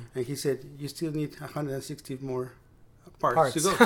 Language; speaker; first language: English; non-native, fluent; Spanish